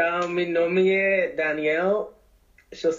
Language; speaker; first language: Portuguese; non-native, learner; Spanish